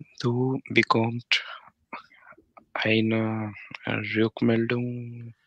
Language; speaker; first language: German; non-native, learner; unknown